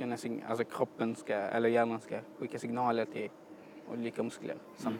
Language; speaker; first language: Swedish; non-native, fluent; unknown